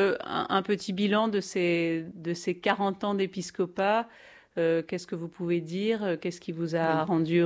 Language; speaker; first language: French; native; French